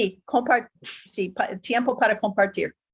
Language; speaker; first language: Spanish; non-native, learner; English